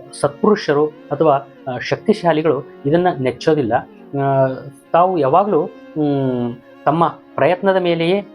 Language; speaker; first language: Kannada; native; Kannada